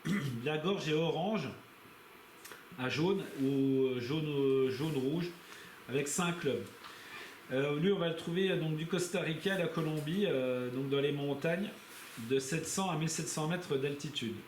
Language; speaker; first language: French; native; French